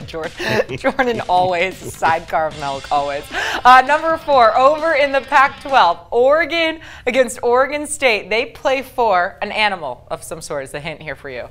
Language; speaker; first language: English; native; English